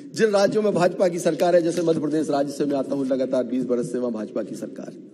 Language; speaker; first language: Hindi; native; Hindi